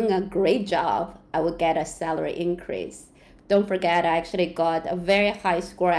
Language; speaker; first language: English; non-native, fluent; Chinese